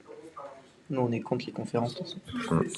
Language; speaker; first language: French; native; French